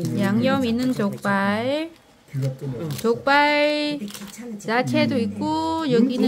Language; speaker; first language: Korean; non-native, learner; Vietnamese